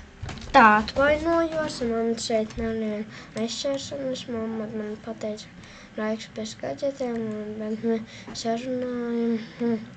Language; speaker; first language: Latvian; non-native, local second language; Russian